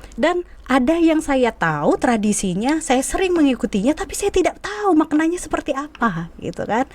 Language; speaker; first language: Indonesian; native; Indonesian